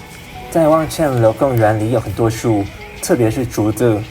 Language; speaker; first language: Chinese; non-native, learner; Vietnamese